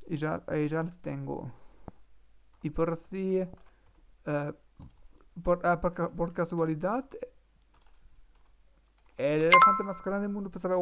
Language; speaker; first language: Spanish; non-native, learner; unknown